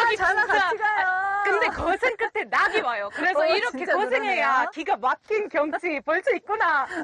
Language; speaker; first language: Korean; non-native, fluent; Arabic